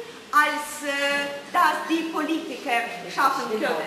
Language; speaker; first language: German; non-native, fluent; Russian